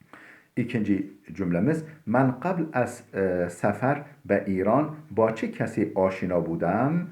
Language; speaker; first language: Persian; non-native, fluent; Turkish